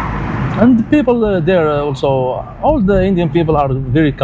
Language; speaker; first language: English; non-native, local second language; Arabic